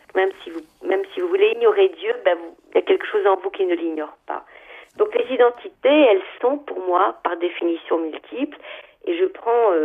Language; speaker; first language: French; non-native, local second language; Arabic